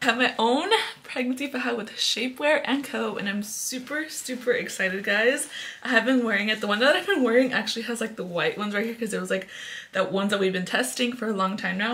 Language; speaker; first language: English; early bilingual, other home language; Spanish